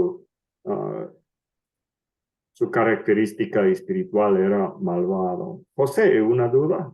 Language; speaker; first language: Spanish; non-native, fluent; English